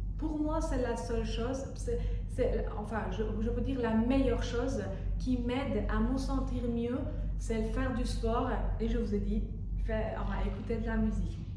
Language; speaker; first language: French; non-native, fluent; Persian